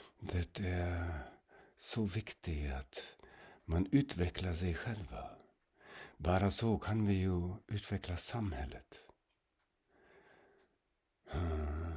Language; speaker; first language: Swedish; non-native, fluent; German